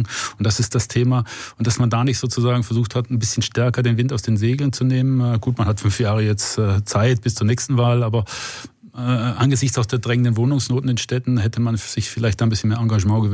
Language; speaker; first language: German; native; German